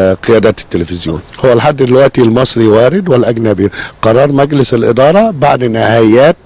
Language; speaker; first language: Arabic; native; Arabic